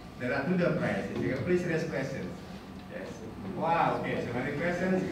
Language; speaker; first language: English; non-native, fluent; Indonesian